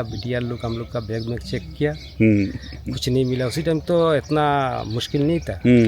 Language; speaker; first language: Hindi; non-native, learner; Bangla